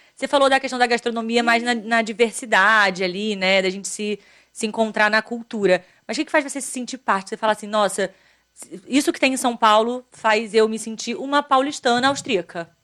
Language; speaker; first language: Portuguese; native; Portuguese